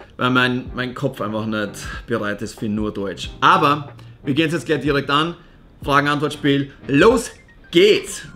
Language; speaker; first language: German; native; German